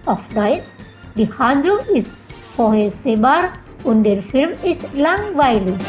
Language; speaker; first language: German; non-native, fluent; Indonesian